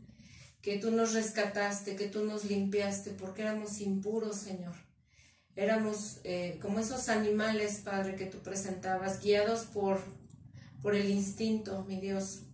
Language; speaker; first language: Spanish; native; Spanish